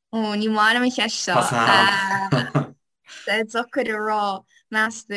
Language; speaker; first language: Irish; non-native, local second language; English